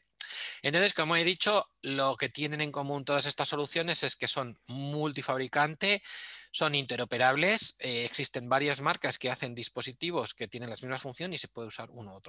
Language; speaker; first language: Spanish; native; Spanish